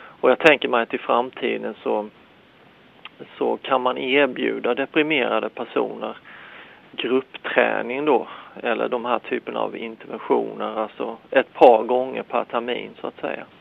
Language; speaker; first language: Swedish; native; Swedish